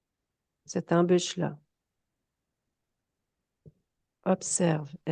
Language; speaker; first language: French; native; French